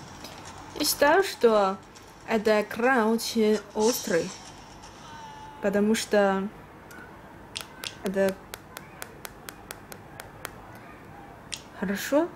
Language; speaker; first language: Russian; non-native, learner; Chinese